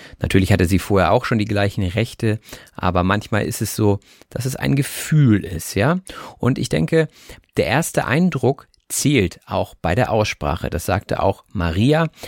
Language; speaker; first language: German; native; German